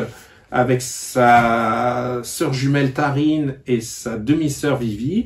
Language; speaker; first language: French; native; French